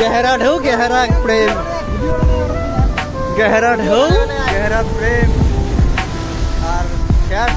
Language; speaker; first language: Hindi; non-native, local second language; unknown